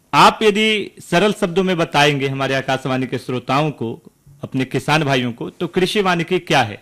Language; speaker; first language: Hindi; native; Hindi